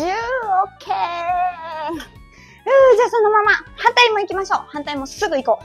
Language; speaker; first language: Japanese; native; Japanese